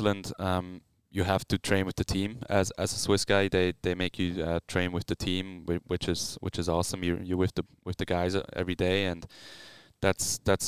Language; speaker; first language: English; non-native, fluent; Swiss German